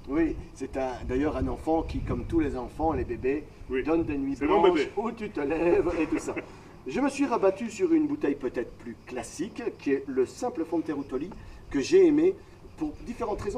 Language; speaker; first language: French; native; French